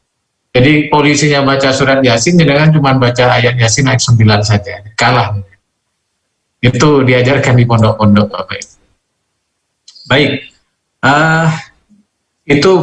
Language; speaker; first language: Indonesian; native; Indonesian